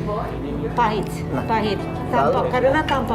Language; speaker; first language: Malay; non-native, learner; Turkish